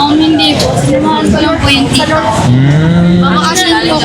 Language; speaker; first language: Filipino; non-native, local second language; Cebuano